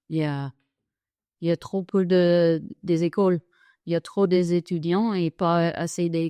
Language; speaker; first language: French; non-native, fluent; English